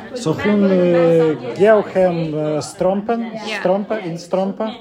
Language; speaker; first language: Danish; non-native, learner; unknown